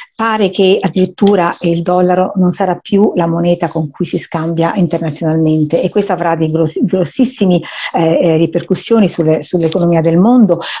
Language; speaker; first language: Italian; native; Italian